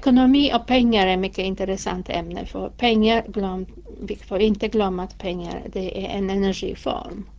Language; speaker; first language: Swedish; non-native, fluent; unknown